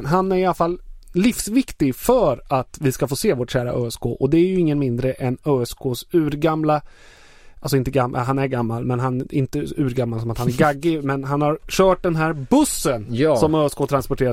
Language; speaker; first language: Swedish; native; Swedish